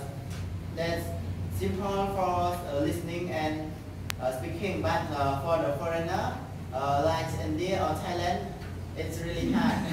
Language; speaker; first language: English; non-native, learner; Khmer